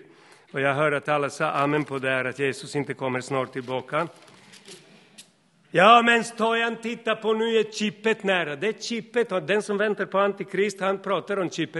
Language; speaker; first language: Swedish; non-native, fluent; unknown